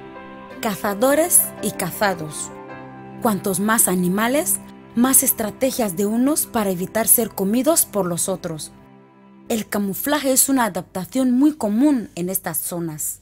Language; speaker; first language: Spanish; native; Spanish